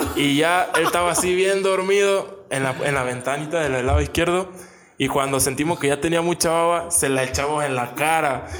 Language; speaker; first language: Spanish; native; Spanish